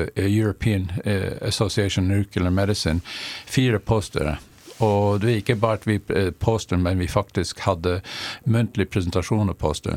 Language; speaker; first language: Norwegian; non-native, fluent; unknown